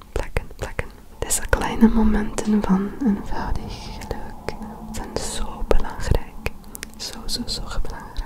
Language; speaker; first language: Dutch; non-native, learner; French